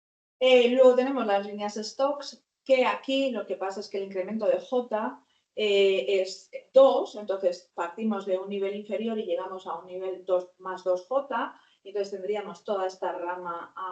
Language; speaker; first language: Spanish; native; Spanish